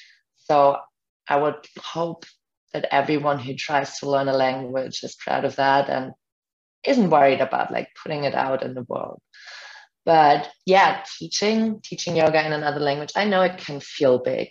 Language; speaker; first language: English; non-native, fluent; German